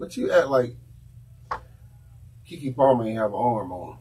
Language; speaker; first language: English; native; English